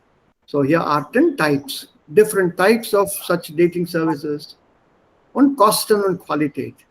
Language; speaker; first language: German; non-native, fluent; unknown